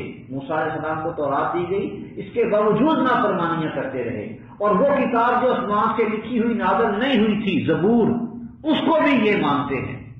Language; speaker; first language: Urdu; native; Urdu